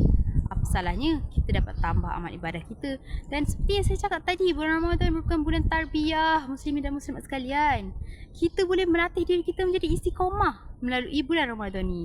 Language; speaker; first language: Malay; native; Malay